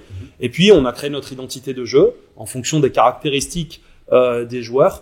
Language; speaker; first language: French; native; French